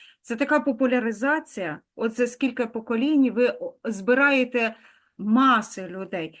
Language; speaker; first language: Ukrainian; native; Ukrainian